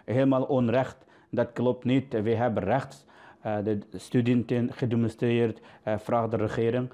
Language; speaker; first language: Dutch; non-native, learner; Uyghur